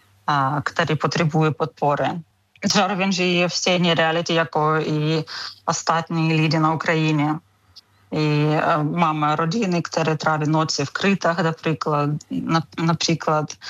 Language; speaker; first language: Czech; non-native, fluent; Ukrainian